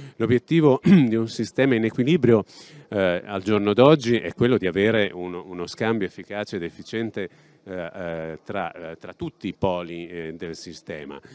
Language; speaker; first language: Italian; native; Italian